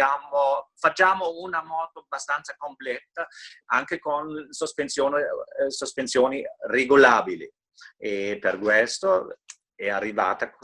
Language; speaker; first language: Italian; non-native, fluent; German